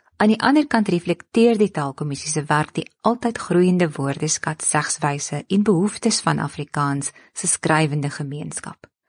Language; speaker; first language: Afrikaans; native; Afrikaans